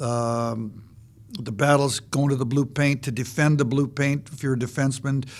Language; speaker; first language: English; native; English